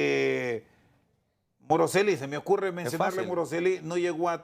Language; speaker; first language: Spanish; native; Spanish